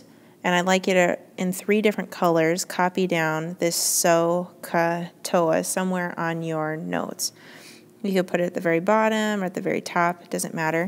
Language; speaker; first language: English; native; English